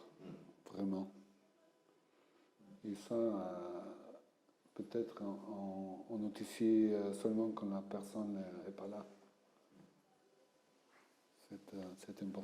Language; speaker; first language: French; non-native, fluent; Portuguese